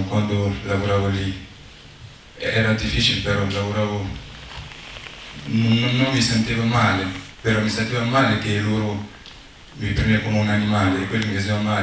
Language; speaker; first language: Italian; non-native, learner; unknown